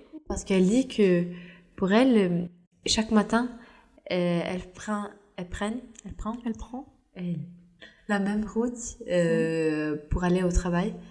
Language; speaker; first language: French; non-native, fluent; Norwegian